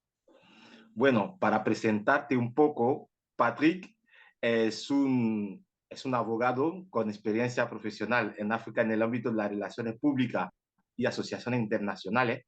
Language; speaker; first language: Spanish; non-native, fluent; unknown